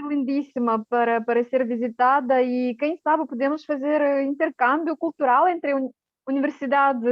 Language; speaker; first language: Portuguese; non-native, fluent; Romanian